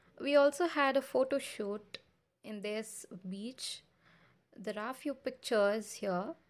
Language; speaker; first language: English; non-native, local second language; Kannada